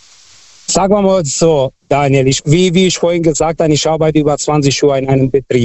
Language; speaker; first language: German; non-native, fluent; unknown